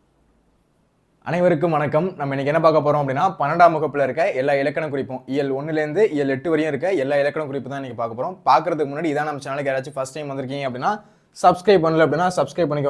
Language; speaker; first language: Tamil; native; Tamil